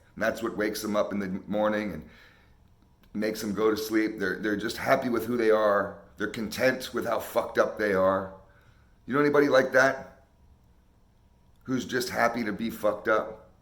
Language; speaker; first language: English; native; English